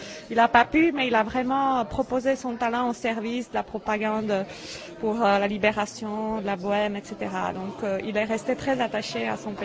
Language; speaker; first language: French; non-native, fluent; Czech